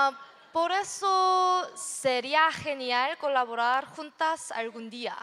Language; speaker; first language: Spanish; non-native, learner; English